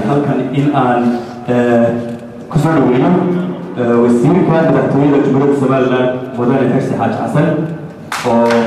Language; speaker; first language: Somali; native; Somali